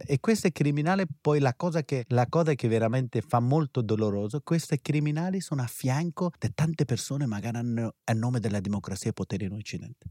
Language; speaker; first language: Italian; non-native, fluent; Persian